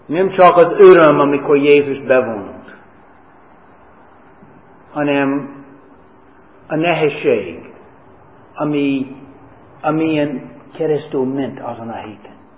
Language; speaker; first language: Hungarian; non-native, fluent; English